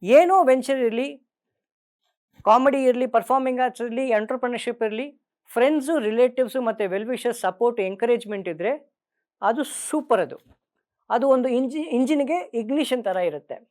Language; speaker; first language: Kannada; non-native, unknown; Tamil